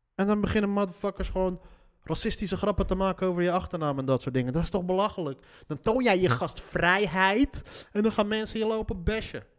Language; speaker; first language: Dutch; early bilingual, other home language; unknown